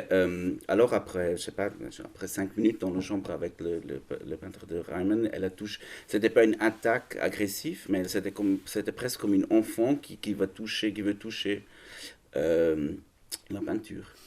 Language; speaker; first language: French; non-native, learner; German